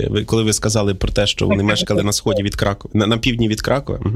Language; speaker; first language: Ukrainian; native; Ukrainian